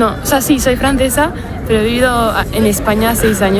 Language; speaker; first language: Spanish; non-native, fluent; French